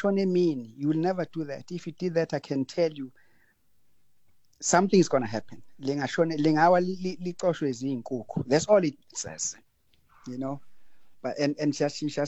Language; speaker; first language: English; non-native, local second language; Zulu